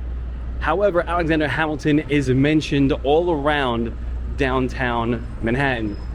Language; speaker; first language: English; native; English